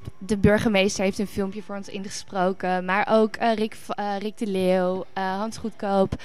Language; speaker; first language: Dutch; native; Dutch